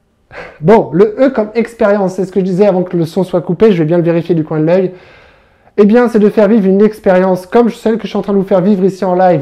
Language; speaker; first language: French; native; French